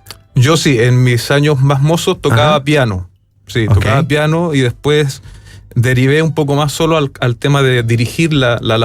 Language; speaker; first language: Spanish; native; Spanish